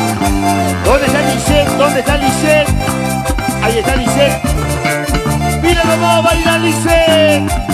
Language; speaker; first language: Spanish; native; Spanish